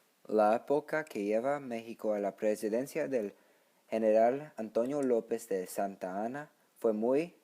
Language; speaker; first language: Spanish; non-native, learner; English